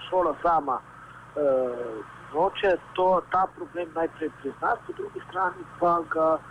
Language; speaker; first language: Slovenian; non-native, local second language; Romany